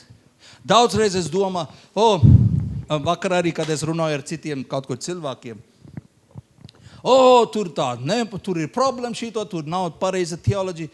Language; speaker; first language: Latvian; non-native, learner; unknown